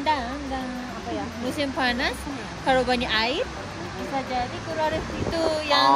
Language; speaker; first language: Indonesian; non-native, learner; Japanese